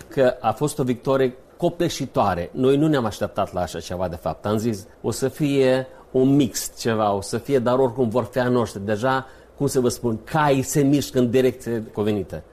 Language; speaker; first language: Romanian; native; Romanian